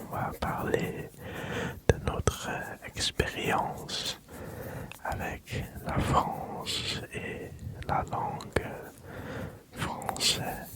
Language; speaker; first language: French; early bilingual, other home language; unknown